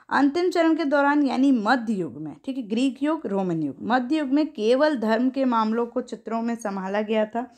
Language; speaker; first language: Hindi; native; Hindi